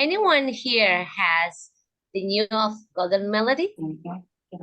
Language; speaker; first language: English; non-native, learner; Indonesian